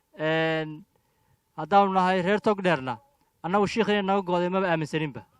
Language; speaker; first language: Somali; native; Somali